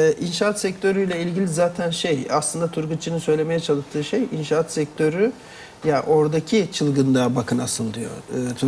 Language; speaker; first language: Turkish; native; Turkish